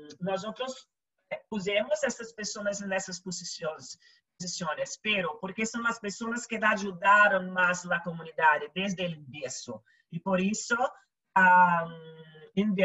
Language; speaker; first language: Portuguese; non-native, learner; Spanish